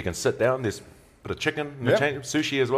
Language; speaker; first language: English; native; English